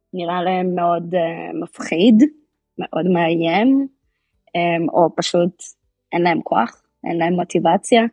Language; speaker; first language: Hebrew; native; Hebrew